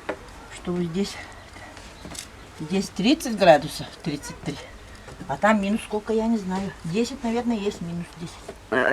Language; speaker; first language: Russian; non-native, local second language; Yakut